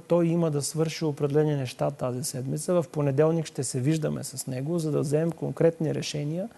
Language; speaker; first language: Bulgarian; native; Bulgarian